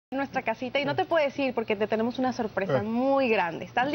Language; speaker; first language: Spanish; native; Spanish